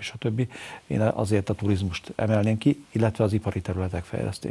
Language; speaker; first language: Hungarian; native; Hungarian